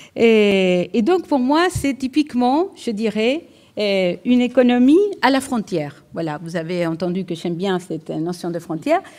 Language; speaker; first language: French; non-native, fluent; Spanish